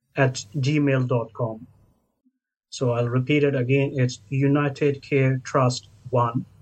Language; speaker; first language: English; non-native, local second language; Hindi